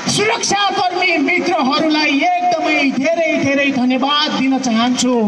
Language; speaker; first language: Nepali; non-native, local second language; Newari